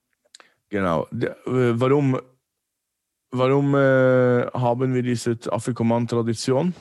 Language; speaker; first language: German; non-native, fluent; English